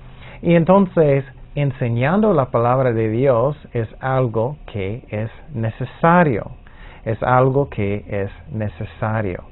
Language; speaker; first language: Spanish; non-native, fluent; English